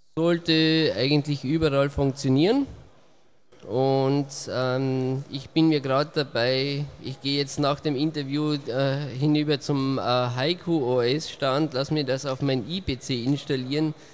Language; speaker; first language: German; native; German